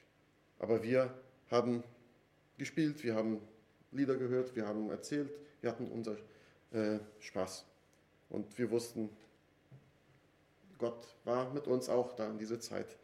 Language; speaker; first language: German; non-native, fluent; Portuguese